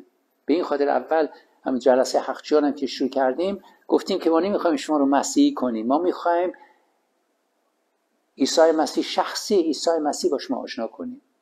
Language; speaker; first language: Persian; native; Persian